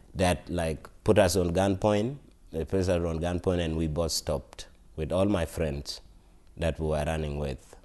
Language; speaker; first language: English; non-native, local second language; Acoli